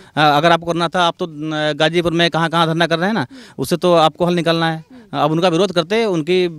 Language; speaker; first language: Hindi; native; Hindi